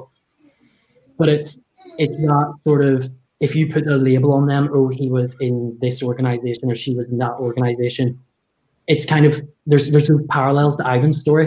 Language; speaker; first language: English; native; English